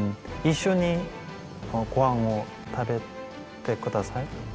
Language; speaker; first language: Japanese; non-native, learner; Korean